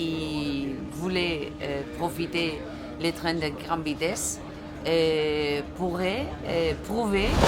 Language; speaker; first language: French; non-native, fluent; Spanish